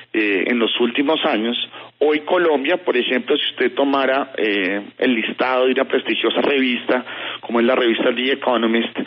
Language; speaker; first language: Spanish; native; Spanish